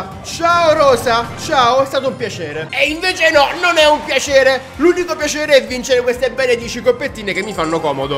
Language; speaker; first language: Italian; native; Italian